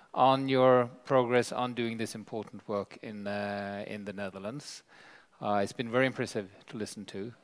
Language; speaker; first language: English; non-native, fluent; Norwegian